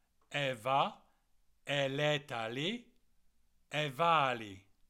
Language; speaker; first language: French; native; French